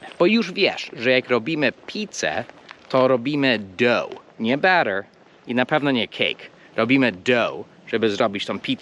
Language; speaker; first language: Polish; non-native, fluent; English